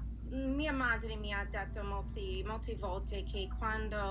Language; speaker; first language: Italian; non-native, learner; English